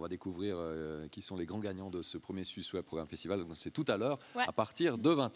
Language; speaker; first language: French; native; French